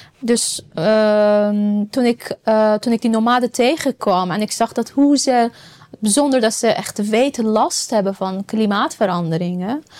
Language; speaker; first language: Dutch; non-native, fluent; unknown